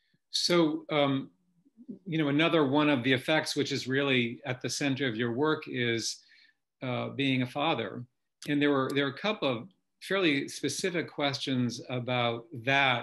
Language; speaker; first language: English; native; English